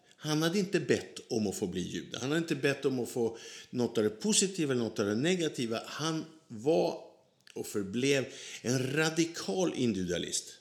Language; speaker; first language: Swedish; native; Swedish